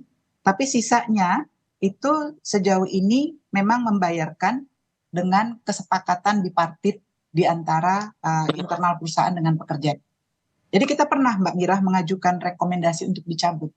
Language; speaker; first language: Indonesian; native; Indonesian